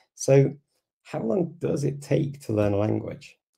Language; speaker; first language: English; native; English